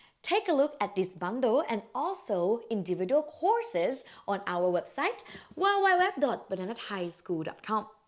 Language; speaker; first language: English; non-native, fluent; Thai